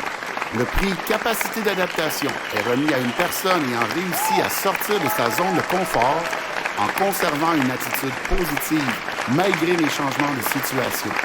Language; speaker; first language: French; native; French